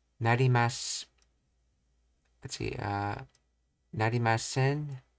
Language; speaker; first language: Japanese; non-native, learner; English